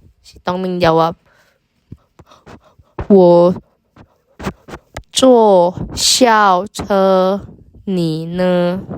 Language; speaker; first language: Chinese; non-native, fluent; Indonesian